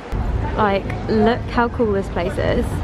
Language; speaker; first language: English; native; English